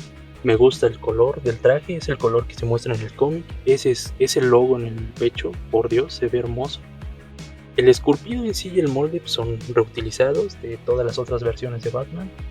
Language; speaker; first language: Spanish; native; Spanish